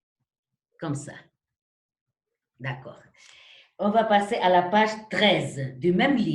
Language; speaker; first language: French; non-native, fluent; Spanish